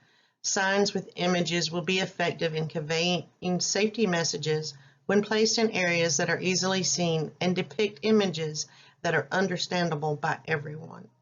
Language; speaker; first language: English; native; English